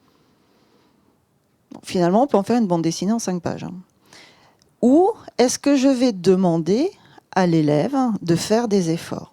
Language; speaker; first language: French; native; French